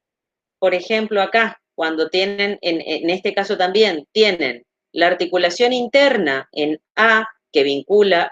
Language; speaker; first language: Spanish; native; Spanish